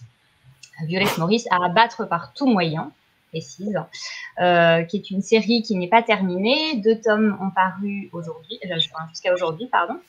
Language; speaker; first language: French; native; French